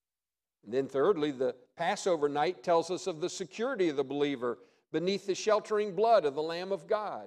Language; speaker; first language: English; native; English